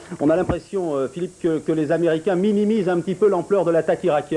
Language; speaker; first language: French; native; French